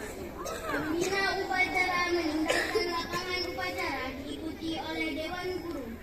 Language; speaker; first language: Indonesian; native; Indonesian